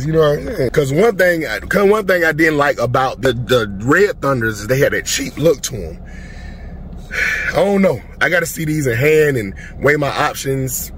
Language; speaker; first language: English; native; English